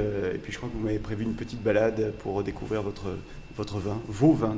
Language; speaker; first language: French; native; French